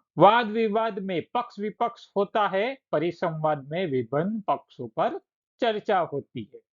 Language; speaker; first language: Hindi; non-native, local second language; Gujarati